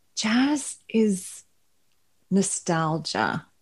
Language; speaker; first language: English; native; English